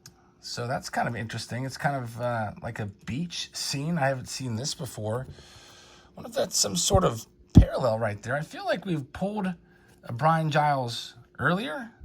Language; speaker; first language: English; native; English